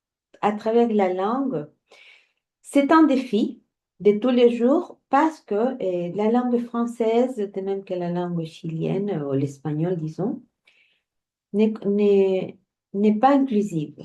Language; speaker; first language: French; non-native, fluent; Spanish